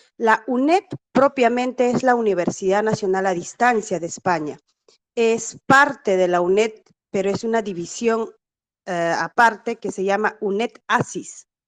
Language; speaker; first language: Spanish; native; Spanish